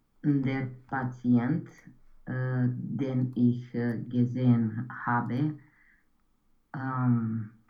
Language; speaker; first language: German; non-native, learner; Romanian